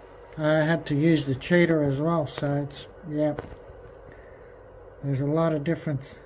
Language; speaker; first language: English; native; English